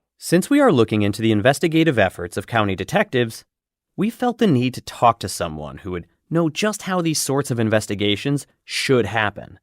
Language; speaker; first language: English; native; English